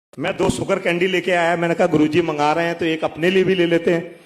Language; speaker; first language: Hindi; native; Hindi